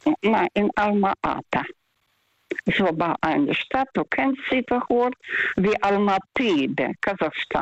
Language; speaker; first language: German; non-native, fluent; Russian